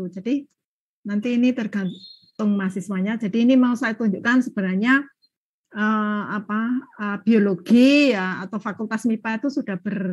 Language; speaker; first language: Indonesian; native; Indonesian